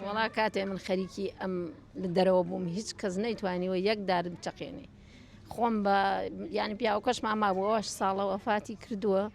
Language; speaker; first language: Central Kurdish; non-native, local second language; Gurani